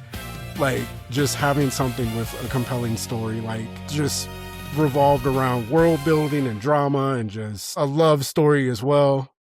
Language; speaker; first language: English; native; English